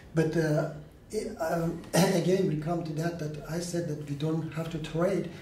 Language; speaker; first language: English; non-native, learner; Persian